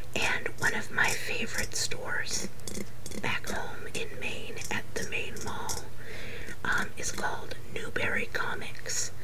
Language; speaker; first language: English; native; English